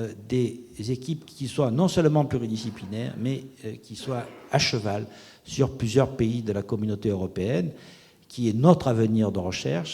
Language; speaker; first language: French; native; French